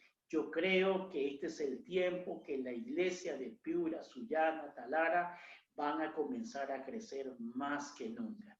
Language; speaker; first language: Spanish; native; Spanish